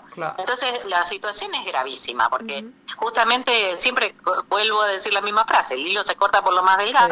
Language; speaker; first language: Spanish; native; Spanish